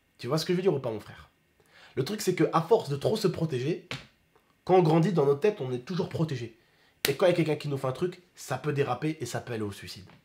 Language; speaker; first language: French; early bilingual, other home language; Arabic